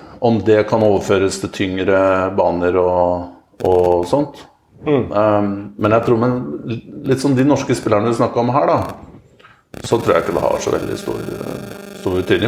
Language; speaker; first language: Norwegian; native; Norwegian